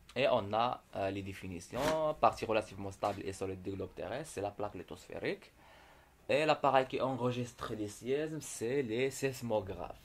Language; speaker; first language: French; non-native, local second language; Arabic